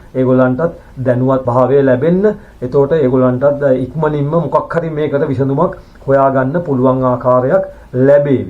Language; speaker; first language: Sinhala; native; Sinhala